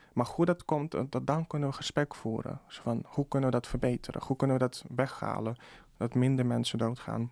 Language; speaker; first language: Dutch; early bilingual, other home language; Russian